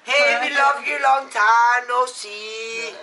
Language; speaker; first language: English; non-native, fluent; Danish